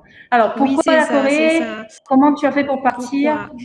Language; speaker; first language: French; native; French